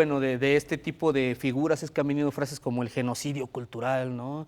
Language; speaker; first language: Spanish; native; Spanish